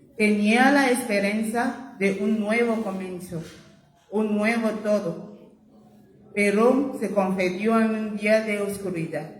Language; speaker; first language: Spanish; non-native, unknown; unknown